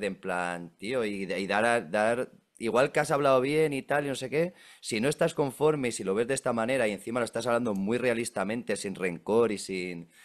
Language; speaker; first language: Spanish; native; Spanish